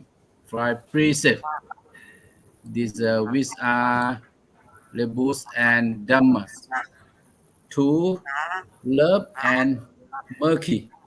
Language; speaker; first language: English; non-native, learner; Thai